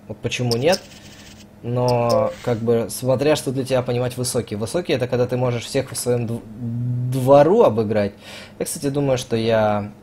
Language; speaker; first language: Russian; native; Russian